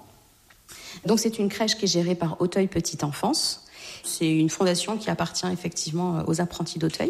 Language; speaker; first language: French; native; French